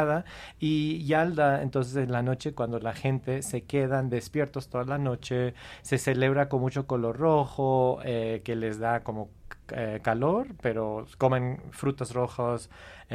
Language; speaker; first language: Spanish; non-native, fluent; English